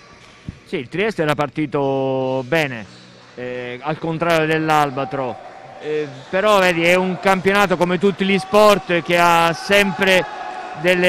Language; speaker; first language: Italian; native; Italian